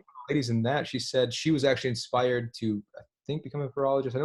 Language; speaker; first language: English; native; English